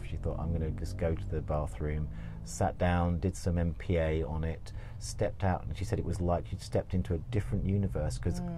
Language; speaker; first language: English; native; English